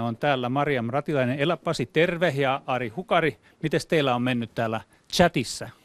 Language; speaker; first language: Finnish; native; Finnish